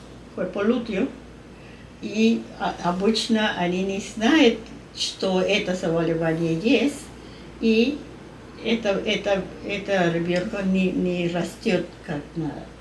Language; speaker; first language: Russian; non-native, learner; Spanish